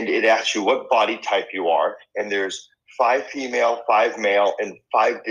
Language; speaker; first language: English; early bilingual, other home language; Spanish